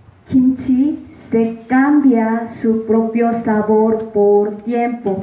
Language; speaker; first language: Spanish; non-native, fluent; Korean